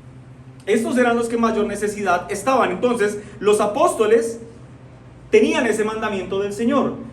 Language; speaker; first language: Spanish; native; Spanish